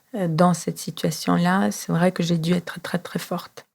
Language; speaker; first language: French; non-native, fluent; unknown